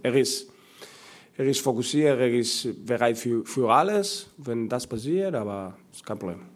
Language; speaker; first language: German; non-native, learner; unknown